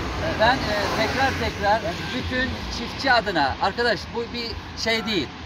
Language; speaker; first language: Turkish; native; Turkish